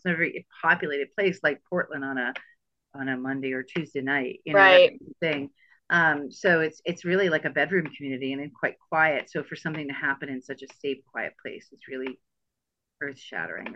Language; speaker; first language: English; native; English